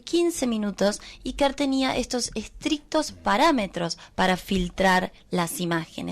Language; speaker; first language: Spanish; native; Spanish